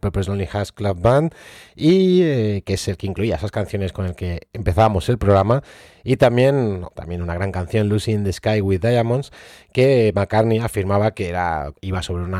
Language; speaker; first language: Spanish; native; Spanish